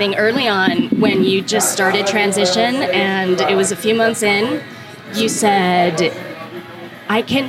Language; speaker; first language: English; native; English